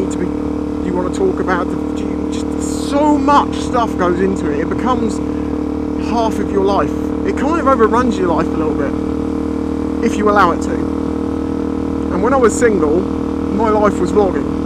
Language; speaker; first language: English; native; English